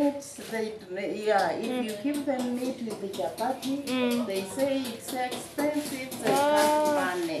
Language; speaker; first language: English; non-native, local second language; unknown